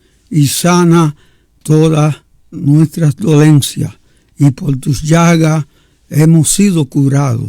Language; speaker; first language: Spanish; native; Spanish